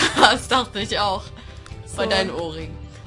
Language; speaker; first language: German; native; German